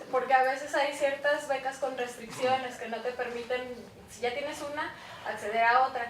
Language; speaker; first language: Spanish; native; Spanish